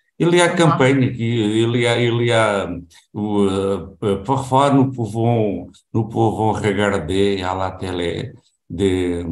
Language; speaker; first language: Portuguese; non-native, learner; French